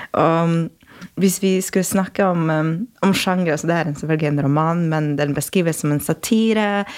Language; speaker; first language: Norwegian; non-native, fluent; Polish